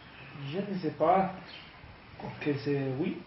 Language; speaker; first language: French; non-native, learner; Spanish